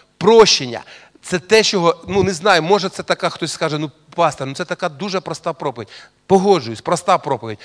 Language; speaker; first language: Ukrainian; non-native, local second language; Russian